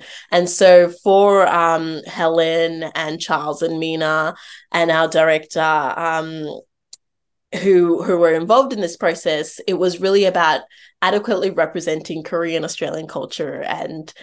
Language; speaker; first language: English; native; English